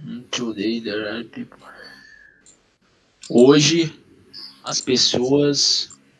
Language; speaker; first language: English; non-native, learner; Portuguese